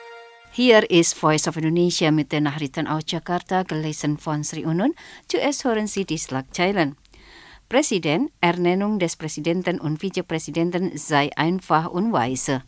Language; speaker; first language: German; non-native, fluent; Indonesian